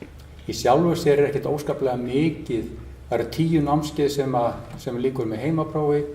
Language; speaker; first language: Icelandic; native; Icelandic